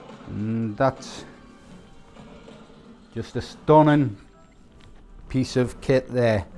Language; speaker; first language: English; native; English